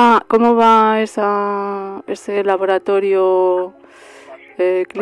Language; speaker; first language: Spanish; native; Spanish